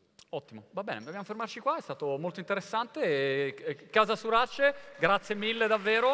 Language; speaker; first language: Italian; native; Italian